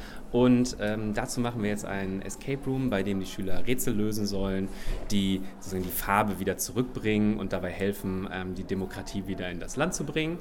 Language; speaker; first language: German; native; German